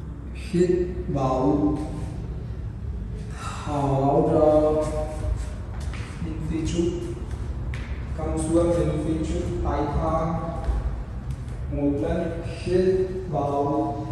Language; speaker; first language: Vietnamese; non-native, learner; Hindi